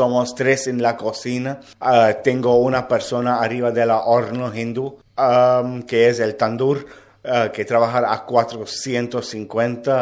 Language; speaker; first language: Spanish; non-native, learner; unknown